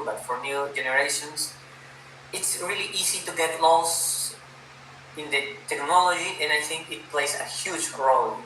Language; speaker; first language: English; non-native, fluent; Spanish